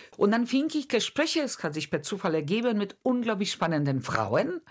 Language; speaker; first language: German; non-native, fluent; Polish